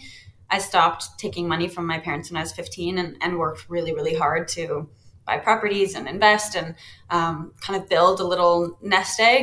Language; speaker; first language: English; native; English